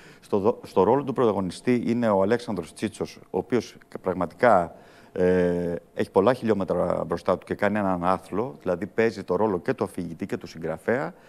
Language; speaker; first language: Greek; early bilingual, heritage; Greek